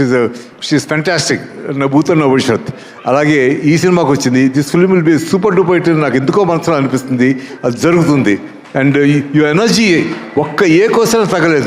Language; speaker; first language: Telugu; native; Telugu